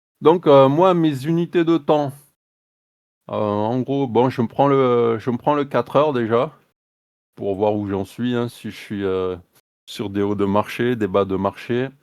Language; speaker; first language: French; native; French